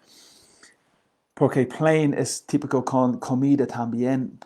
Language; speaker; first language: Spanish; non-native, learner; English